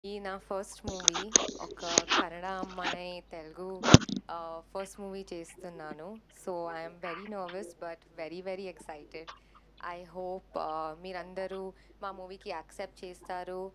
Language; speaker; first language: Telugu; non-native, learner; Kannada